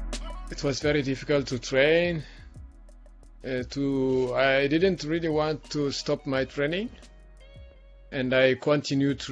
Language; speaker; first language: English; non-native, learner; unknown